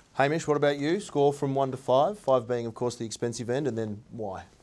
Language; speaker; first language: English; native; English